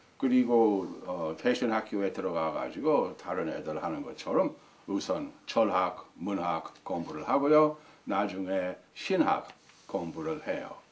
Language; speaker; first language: Korean; non-native, fluent; English